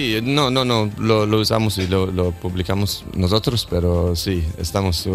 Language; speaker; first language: Spanish; non-native, learner; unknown